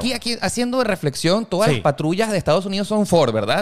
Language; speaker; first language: Spanish; native; Spanish